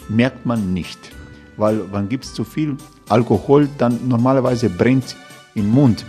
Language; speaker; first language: German; non-native, learner; Croatian